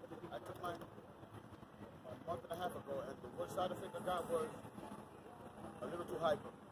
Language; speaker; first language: English; early bilingual, other home language; Spanish